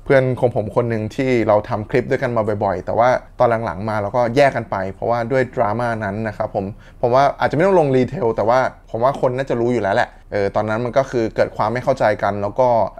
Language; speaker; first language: Thai; native; Thai